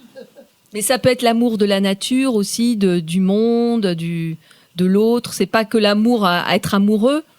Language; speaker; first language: French; native; French